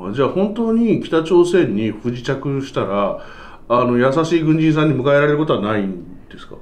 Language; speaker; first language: Japanese; native; Japanese